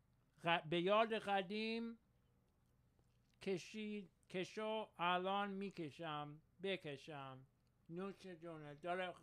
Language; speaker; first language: Persian; early bilingual, heritage; Persian